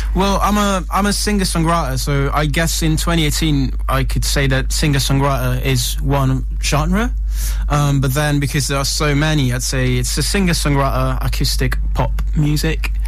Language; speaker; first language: English; non-native, fluent; Italian